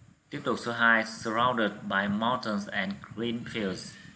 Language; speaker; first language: English; non-native, fluent; Vietnamese